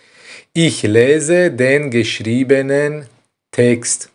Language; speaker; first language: German; non-native, fluent; Tajik